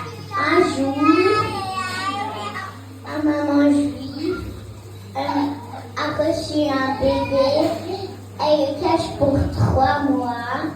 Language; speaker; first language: French; early bilingual, heritage; French